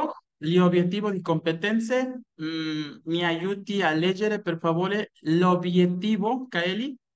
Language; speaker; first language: Italian; non-native, fluent; Spanish